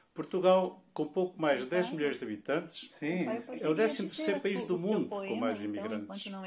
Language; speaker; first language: Portuguese; native; Portuguese